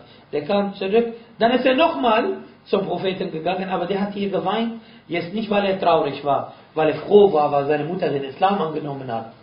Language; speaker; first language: German; non-native, fluent; Arabic